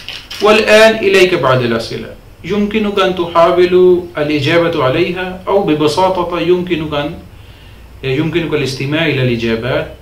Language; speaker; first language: Arabic; non-native, fluent; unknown